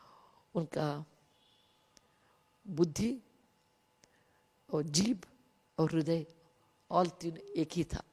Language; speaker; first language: Hindi; non-native, local second language; Kannada